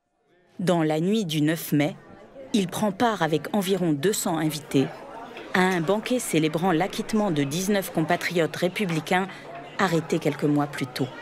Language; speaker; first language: French; native; French